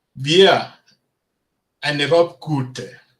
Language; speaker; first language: German; non-native, learner; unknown